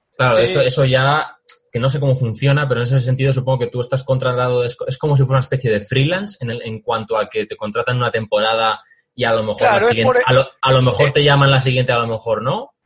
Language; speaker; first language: Spanish; native; Spanish